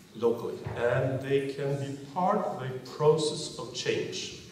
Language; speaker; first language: English; non-native, fluent; Norwegian